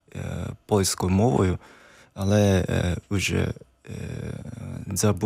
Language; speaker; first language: Ukrainian; non-native, learner; Japanese